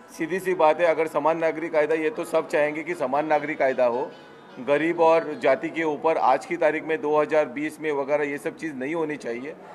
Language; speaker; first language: Hindi; non-native, local second language; Marathi